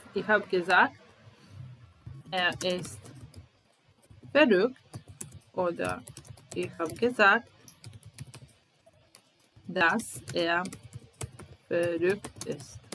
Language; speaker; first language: German; non-native, fluent; Serbian